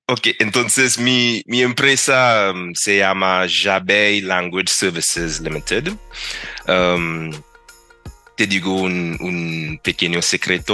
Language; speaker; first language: Spanish; non-native, fluent; English